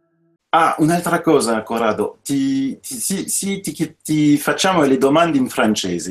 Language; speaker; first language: Italian; non-native, fluent; French